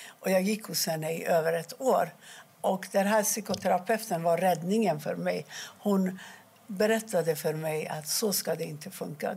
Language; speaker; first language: Swedish; non-native, fluent; Persian